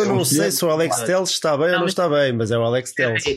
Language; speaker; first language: Portuguese; native; Portuguese